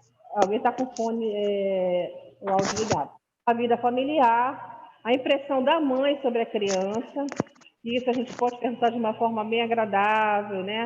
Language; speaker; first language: Portuguese; native; Portuguese